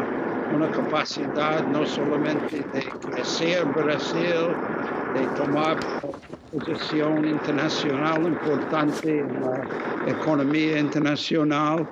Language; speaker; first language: Spanish; non-native, fluent; English